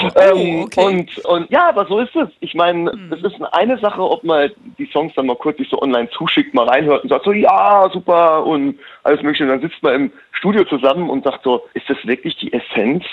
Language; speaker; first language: German; native; German